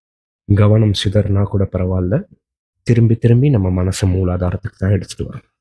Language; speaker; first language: Tamil; native; Tamil